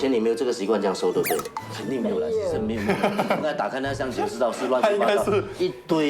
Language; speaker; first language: Chinese; native; Chinese